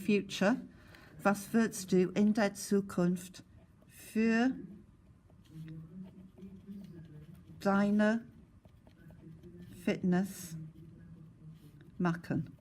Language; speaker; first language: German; non-native, fluent; English